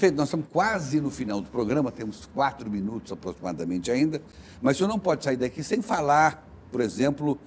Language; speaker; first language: Portuguese; native; Portuguese